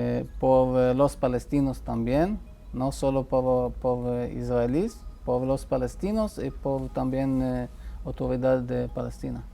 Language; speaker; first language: Spanish; non-native, fluent; Hebrew